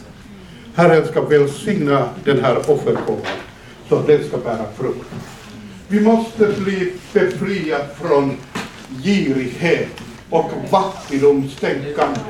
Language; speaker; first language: Swedish; non-native, fluent; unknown